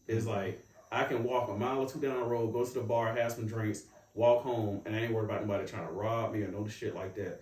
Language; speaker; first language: English; native; English